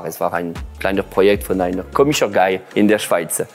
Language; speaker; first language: German; non-native, local second language; French